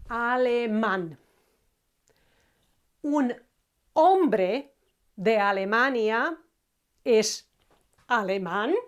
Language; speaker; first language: Spanish; non-native, fluent; Croatian